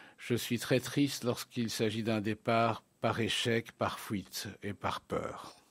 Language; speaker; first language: French; native; French